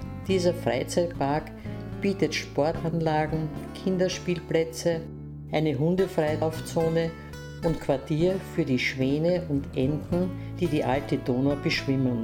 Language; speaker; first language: German; native; German